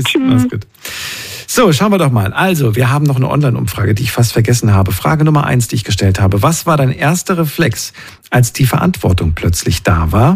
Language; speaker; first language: German; native; German